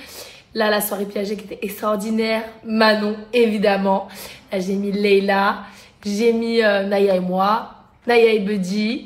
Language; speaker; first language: French; native; French